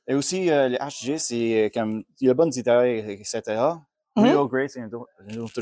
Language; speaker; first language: French; non-native, local second language; English